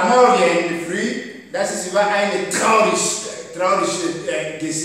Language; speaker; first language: German; non-native, learner; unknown